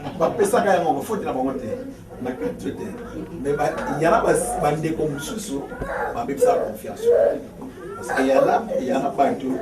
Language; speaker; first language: Lingala; non-native, local second language; Kituba (Democratic Republic of Congo)